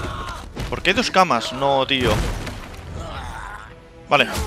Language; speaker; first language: Spanish; native; Spanish